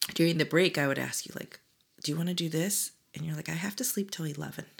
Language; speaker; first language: English; early bilingual, other home language; Korean